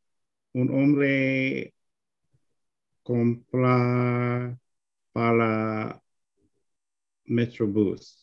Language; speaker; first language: Spanish; non-native, learner; English